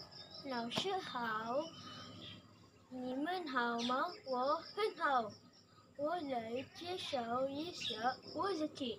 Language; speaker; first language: Chinese; non-native, local second language; Malay